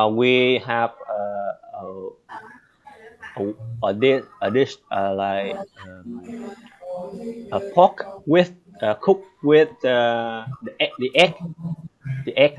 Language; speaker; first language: English; non-native, learner; Vietnamese